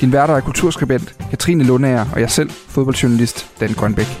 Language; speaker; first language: Danish; native; Danish